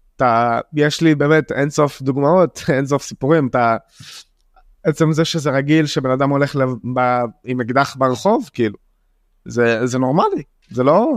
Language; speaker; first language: Hebrew; non-native, local second language; Arabic